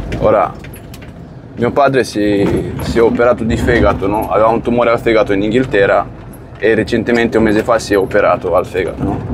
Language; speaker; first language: Italian; non-native, fluent; Romanian